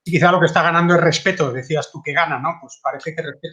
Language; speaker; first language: Spanish; native; Spanish